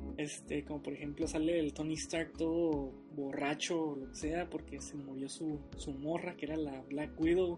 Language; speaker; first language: Spanish; native; Spanish